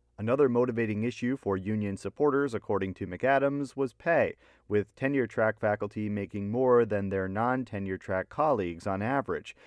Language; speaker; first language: English; native; English